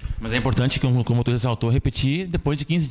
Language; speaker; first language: Portuguese; native; Portuguese